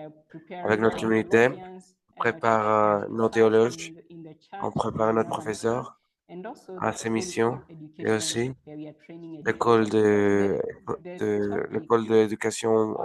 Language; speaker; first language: French; non-native, learner; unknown